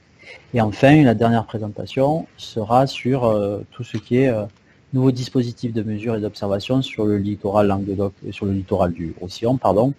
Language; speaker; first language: French; native; French